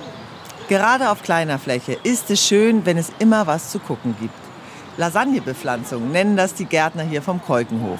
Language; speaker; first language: German; native; German